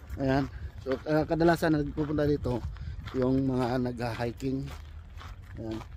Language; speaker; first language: Filipino; non-native, local second language; Cebuano